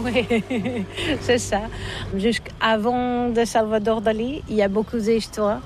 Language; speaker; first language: French; non-native, fluent; Catalan